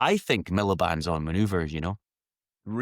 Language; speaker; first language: English; native; English